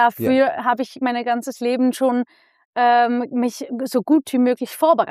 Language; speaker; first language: German; non-native, fluent; Dutch